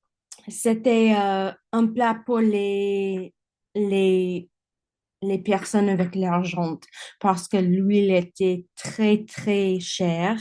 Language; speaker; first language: French; non-native, learner; English